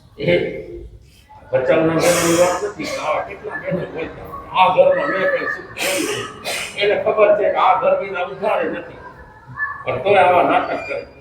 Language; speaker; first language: Gujarati; non-native, local second language; Kachhi